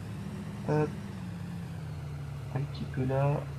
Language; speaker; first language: French; native; French